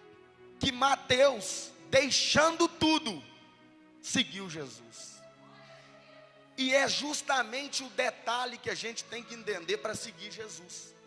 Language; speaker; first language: Portuguese; native; Portuguese